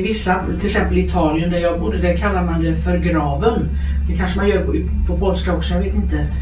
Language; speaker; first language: Swedish; native; Swedish